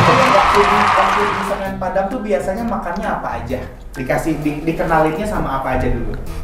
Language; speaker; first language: Indonesian; native; Indonesian